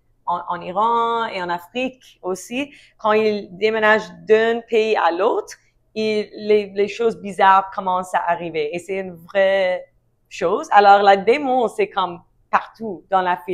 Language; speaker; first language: French; non-native, learner; English